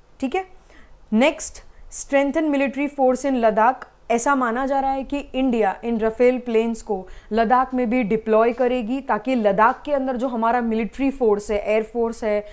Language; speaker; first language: Hindi; non-native, local second language; Gujarati